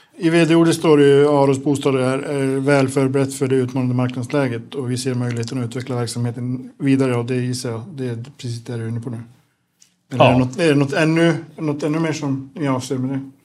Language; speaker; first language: Swedish; native; Swedish